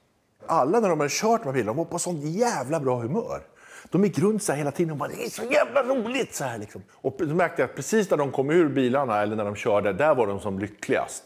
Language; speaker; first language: Swedish; native; Swedish